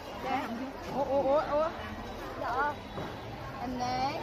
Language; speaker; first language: English; non-native, learner; Vietnamese